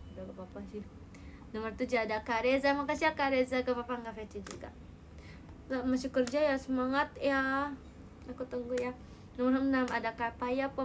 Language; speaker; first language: Indonesian; native; Indonesian